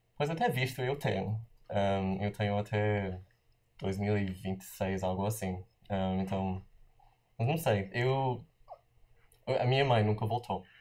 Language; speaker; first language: Portuguese; non-native, fluent; English